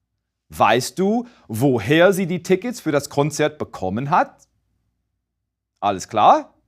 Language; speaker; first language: German; non-native, fluent; English